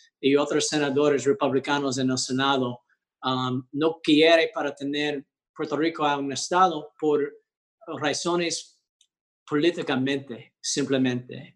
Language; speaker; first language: Spanish; early bilingual, heritage; English